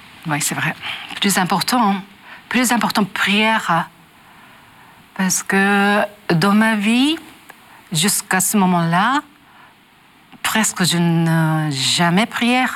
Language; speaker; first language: French; non-native, learner; Japanese